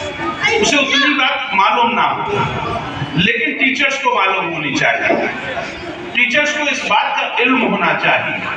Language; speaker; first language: Hindi; native; Hindi